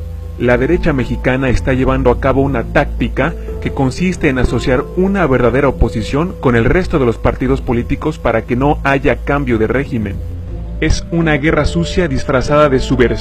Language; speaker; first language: Spanish; native; Spanish